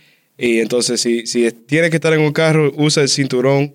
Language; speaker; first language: Spanish; early bilingual, heritage; Spanish